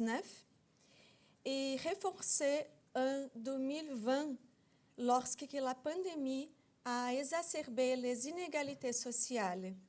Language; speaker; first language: French; non-native, fluent; Portuguese